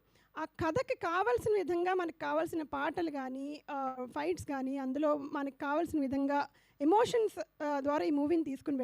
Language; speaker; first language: Telugu; native; Telugu